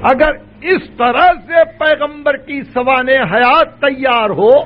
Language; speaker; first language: Urdu; native; Urdu